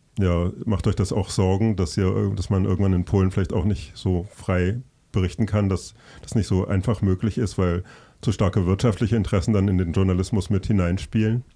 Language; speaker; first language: German; native; German